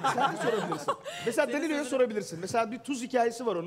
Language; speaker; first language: Turkish; native; Turkish